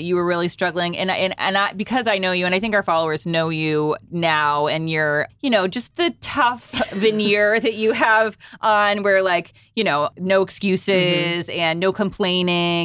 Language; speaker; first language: English; native; English